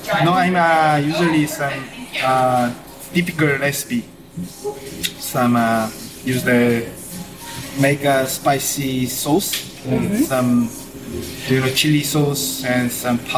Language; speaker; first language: English; non-native, learner; Korean